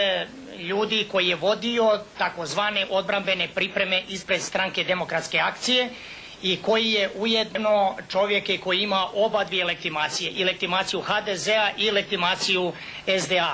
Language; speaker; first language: Bosnian; native; Bosnian